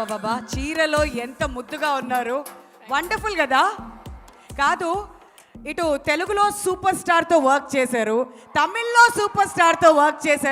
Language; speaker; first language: Telugu; native; Telugu